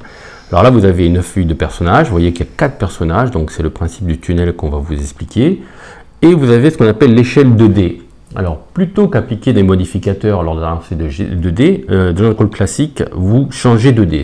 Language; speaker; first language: French; native; French